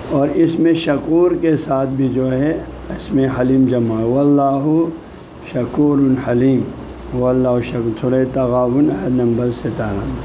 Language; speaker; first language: Urdu; non-native, local second language; Balti